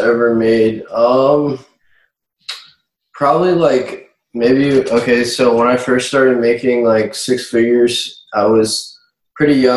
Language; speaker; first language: English; native; English